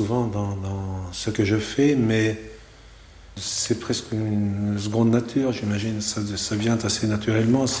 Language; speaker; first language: French; native; French